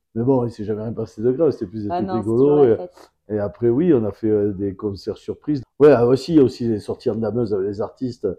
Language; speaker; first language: French; native; French